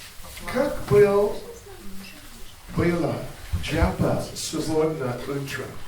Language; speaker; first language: Russian; non-native, learner; English